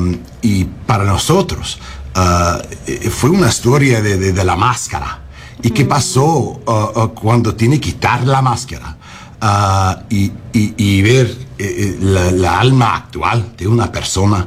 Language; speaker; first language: Spanish; non-native, learner; English